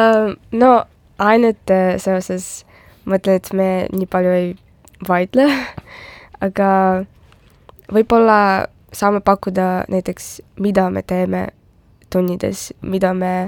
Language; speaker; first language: Estonian; non-native, local second language; Russian